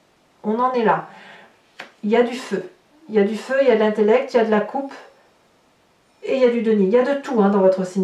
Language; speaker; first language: French; native; French